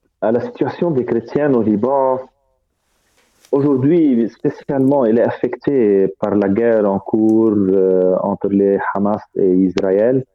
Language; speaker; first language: French; non-native, fluent; Arabic